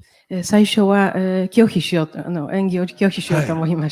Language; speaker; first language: Japanese; non-native, fluent; Polish